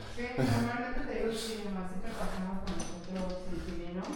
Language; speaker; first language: Spanish; native; Spanish